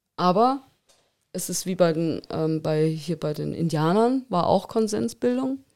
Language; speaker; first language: German; native; German